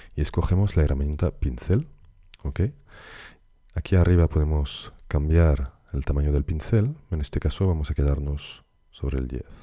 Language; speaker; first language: Spanish; native; Spanish